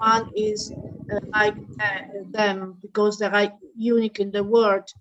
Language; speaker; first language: English; non-native, learner; Italian